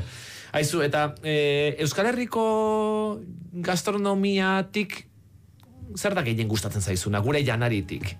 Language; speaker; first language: Basque; native; Basque